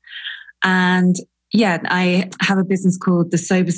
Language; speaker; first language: English; native; English